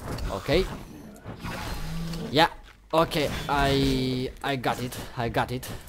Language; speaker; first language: English; non-native, learner; Romanian